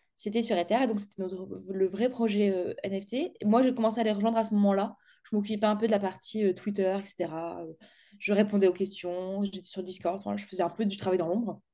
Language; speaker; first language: French; native; French